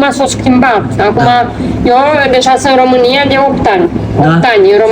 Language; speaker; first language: Romanian; non-native, fluent; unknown